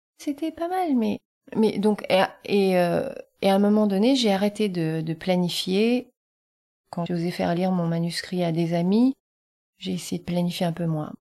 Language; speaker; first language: French; early bilingual, other home language; Vietnamese